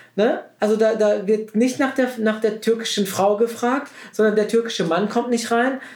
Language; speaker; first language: German; early bilingual, other home language; Turkish